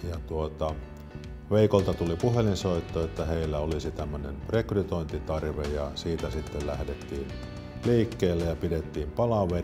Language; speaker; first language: Finnish; native; Finnish